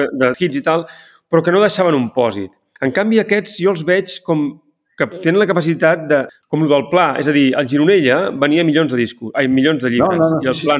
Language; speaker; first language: Catalan; native; Catalan